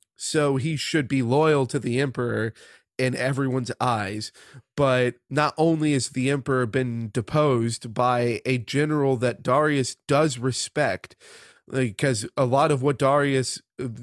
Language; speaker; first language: English; native; English